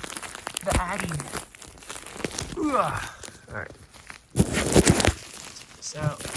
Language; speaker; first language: English; native; English